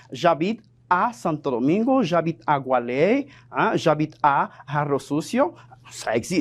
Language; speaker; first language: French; non-native, fluent; Spanish